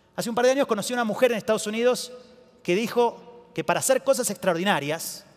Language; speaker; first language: Spanish; native; Spanish